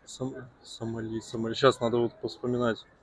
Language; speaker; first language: Russian; native; Russian